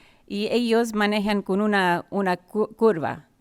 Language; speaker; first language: Spanish; non-native, fluent; English